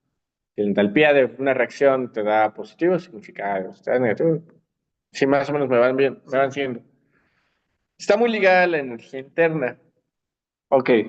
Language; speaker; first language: Spanish; native; Spanish